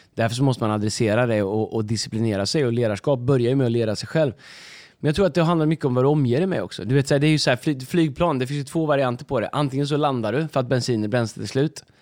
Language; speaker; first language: Swedish; native; Swedish